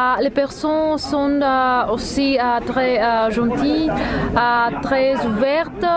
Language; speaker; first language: French; non-native, learner; Greek